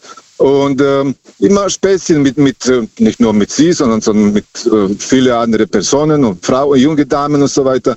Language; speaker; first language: German; non-native, fluent; Serbian